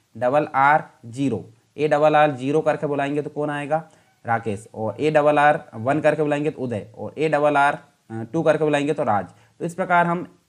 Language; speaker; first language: Hindi; native; Hindi